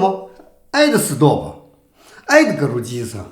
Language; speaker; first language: Russian; non-native, learner; Chinese